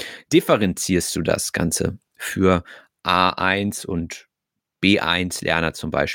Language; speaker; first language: German; native; German